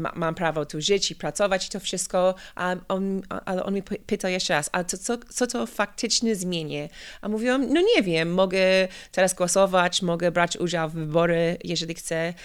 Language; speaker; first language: Polish; non-native, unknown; English